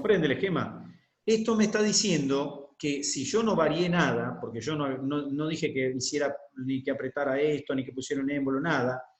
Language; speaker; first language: Spanish; native; Spanish